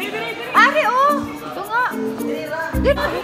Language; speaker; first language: Filipino; non-native, local second language; Cebuano